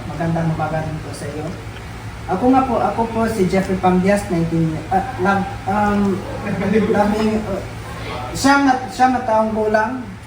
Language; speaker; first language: Filipino; non-native, local second language; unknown